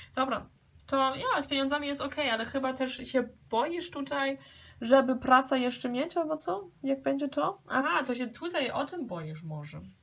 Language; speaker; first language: Polish; early bilingual, heritage; Polish